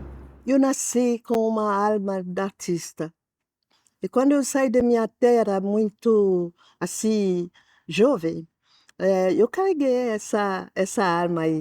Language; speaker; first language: Portuguese; non-native, local second language; Nyanja